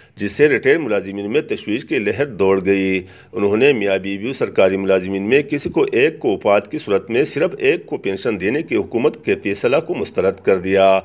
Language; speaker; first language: Urdu; non-native, local second language; Pashto